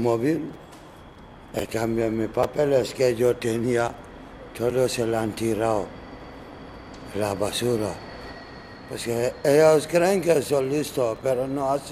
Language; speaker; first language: Spanish; non-native, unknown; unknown